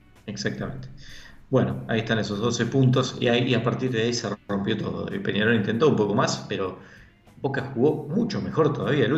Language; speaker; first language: Spanish; native; Spanish